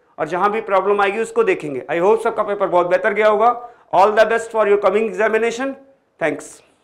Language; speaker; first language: Hindi; native; Hindi